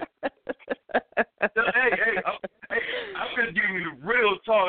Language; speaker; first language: English; native; English